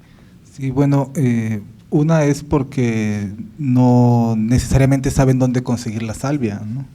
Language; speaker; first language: Spanish; native; Spanish